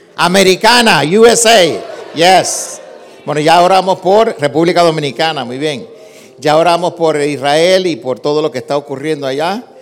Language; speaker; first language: Spanish; early bilingual, heritage; Spanish